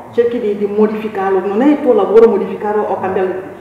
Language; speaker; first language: Italian; non-native, fluent; Igbo